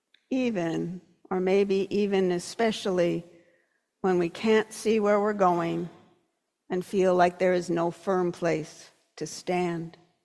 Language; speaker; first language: English; native; English